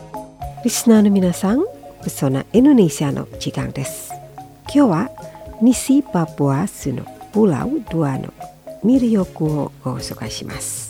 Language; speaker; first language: Japanese; non-native, fluent; Indonesian